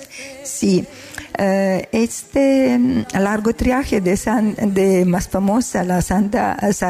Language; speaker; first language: Spanish; non-native, learner; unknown